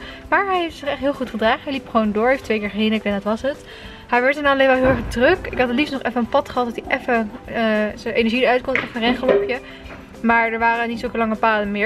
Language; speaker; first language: Dutch; native; Dutch